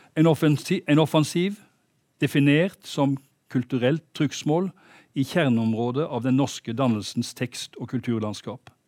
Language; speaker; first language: Norwegian; native; Norwegian